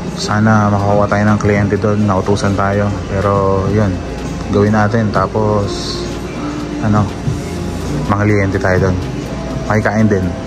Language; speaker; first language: Filipino; native; Filipino